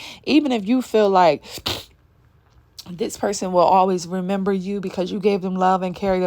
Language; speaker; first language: English; native; English